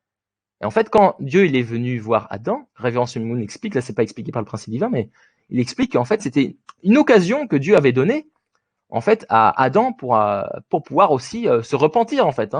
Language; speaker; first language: French; native; French